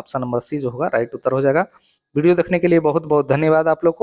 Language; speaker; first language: Hindi; native; Hindi